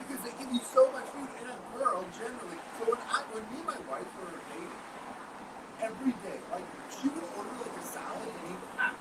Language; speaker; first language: English; native; English